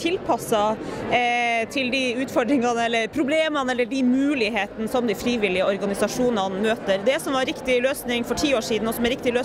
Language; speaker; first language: Norwegian; native; Norwegian